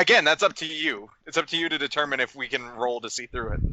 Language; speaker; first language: English; native; English